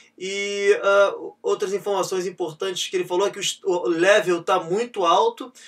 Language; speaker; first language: Portuguese; native; Portuguese